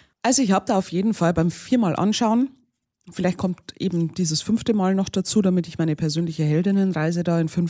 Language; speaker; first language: German; native; German